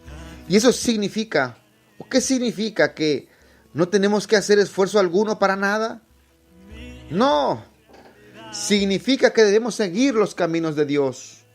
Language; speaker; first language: Spanish; native; Spanish